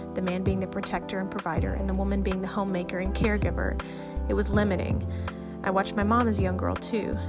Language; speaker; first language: English; native; English